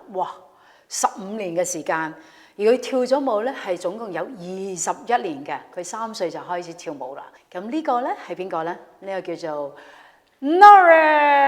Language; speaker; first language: Cantonese; native; Cantonese